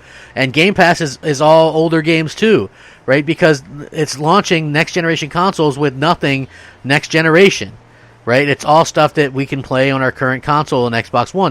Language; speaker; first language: English; native; English